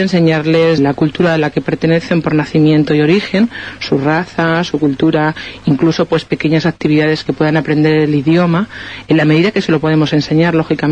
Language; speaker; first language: Spanish; native; Spanish